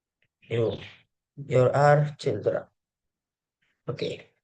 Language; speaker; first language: English; non-native, learner; Indonesian